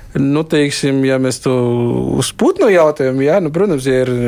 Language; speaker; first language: Latvian; non-native, local second language; Russian